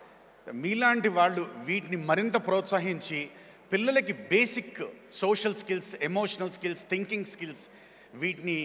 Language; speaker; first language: Telugu; native; Telugu